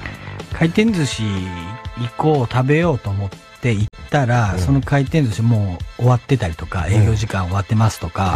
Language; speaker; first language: Japanese; native; Japanese